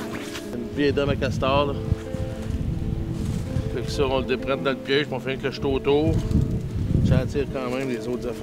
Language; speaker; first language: French; native; French